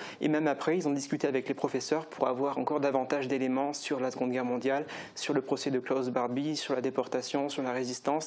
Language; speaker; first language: French; native; French